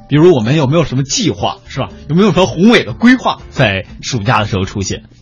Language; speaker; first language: Chinese; native; Chinese